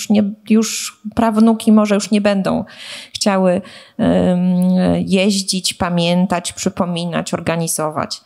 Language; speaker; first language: Polish; native; Polish